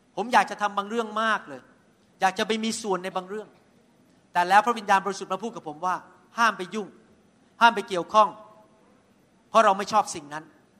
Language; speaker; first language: Thai; native; Thai